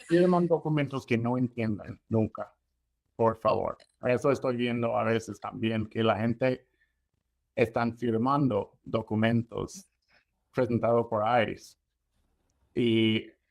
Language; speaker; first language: Spanish; non-native, fluent; English